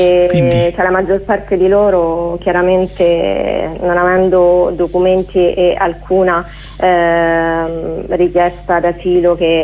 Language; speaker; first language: Italian; native; Italian